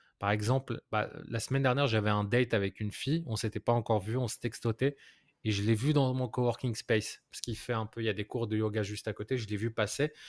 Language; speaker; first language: French; non-native, local second language; Arabic